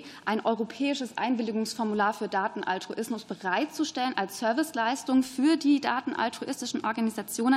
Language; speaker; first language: German; native; German